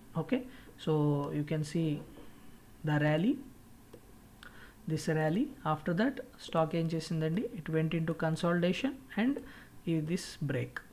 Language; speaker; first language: English; non-native, local second language; Telugu